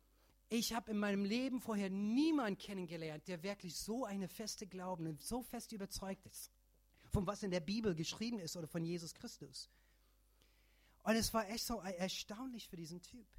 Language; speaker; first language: German; non-native, fluent; English